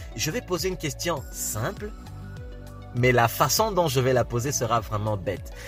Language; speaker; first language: French; non-native, fluent; Lingala